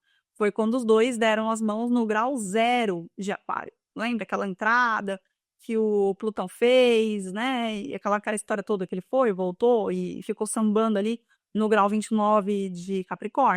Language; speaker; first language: Portuguese; native; Portuguese